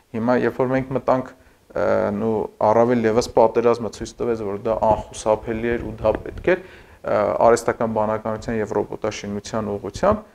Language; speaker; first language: Armenian; native; Armenian